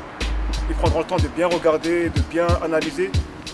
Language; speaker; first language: French; native; French